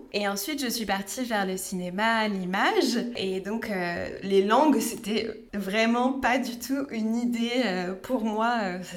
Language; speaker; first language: French; native; French